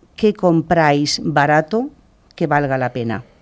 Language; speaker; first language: Spanish; native; Spanish